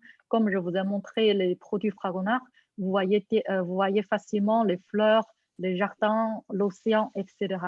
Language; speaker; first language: French; non-native, fluent; Chinese